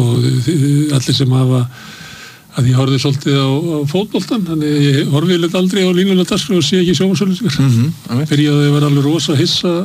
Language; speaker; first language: Icelandic; native; Icelandic